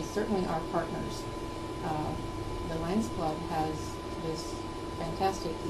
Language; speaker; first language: English; native; English